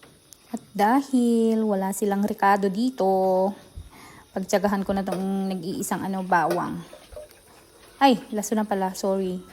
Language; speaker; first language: Filipino; non-native, local second language; Iloko